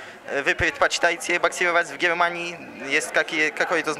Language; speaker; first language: Russian; non-native, fluent; Polish